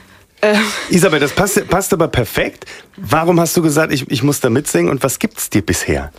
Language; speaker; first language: German; native; German